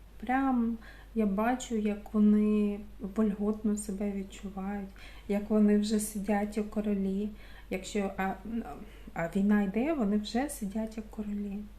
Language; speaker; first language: Ukrainian; non-native, local second language; Russian